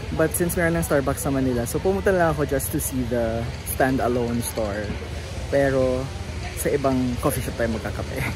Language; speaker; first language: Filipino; non-native, local second language; Cebuano